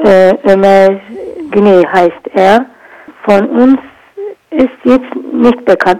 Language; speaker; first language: German; non-native, learner; Kurdish